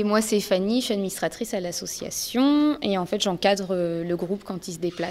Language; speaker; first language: French; native; French